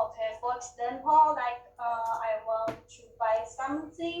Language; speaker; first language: English; non-native, learner; Chinese